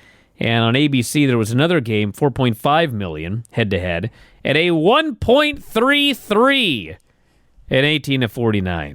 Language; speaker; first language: English; native; English